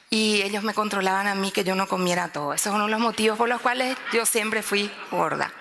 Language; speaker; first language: Spanish; native; Spanish